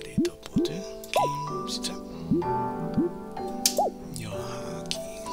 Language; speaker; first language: Korean; non-native, learner; English